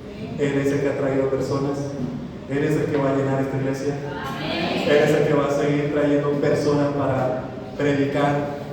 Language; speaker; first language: Spanish; native; Spanish